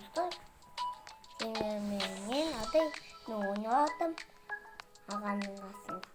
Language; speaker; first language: Turkish; non-native, learner; Kazakh